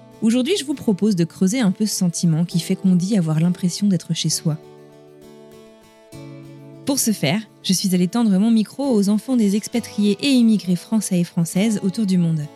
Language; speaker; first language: French; native; French